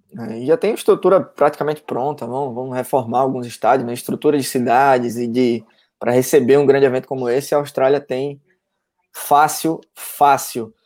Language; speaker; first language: Portuguese; native; Portuguese